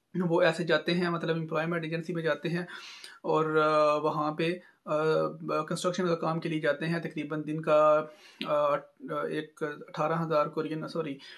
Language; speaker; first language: Urdu; non-native, local second language; Punjabi